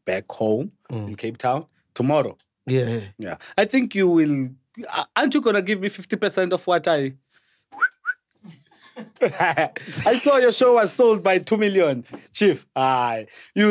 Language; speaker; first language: English; non-native, local second language; Xhosa